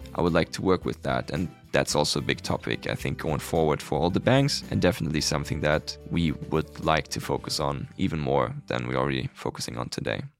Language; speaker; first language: English; non-native, fluent; German